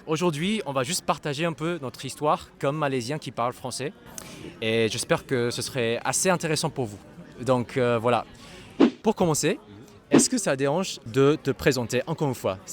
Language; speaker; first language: French; non-native, fluent; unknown